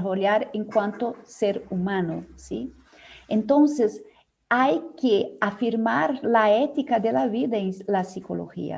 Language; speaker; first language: Spanish; non-native, fluent; Portuguese